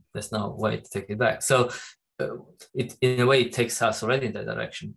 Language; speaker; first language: English; non-native, fluent; Italian